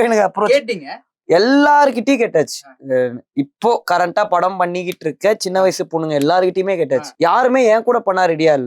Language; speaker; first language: Tamil; native; Tamil